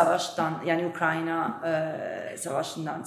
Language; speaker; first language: Turkish; non-native, fluent; Italian